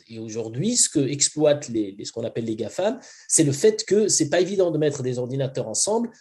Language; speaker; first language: French; non-native, local second language; Arabic